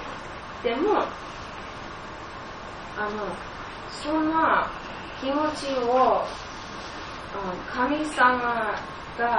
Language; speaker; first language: Japanese; non-native, learner; English